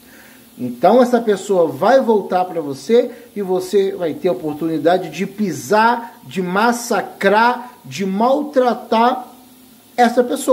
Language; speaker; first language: Portuguese; native; Portuguese